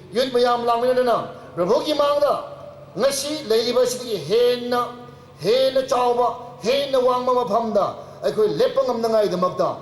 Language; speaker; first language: Manipuri; non-native, local second language; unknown